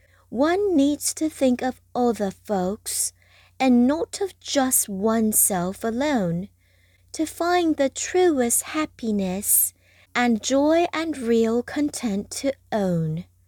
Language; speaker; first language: English; non-native, fluent; Chinese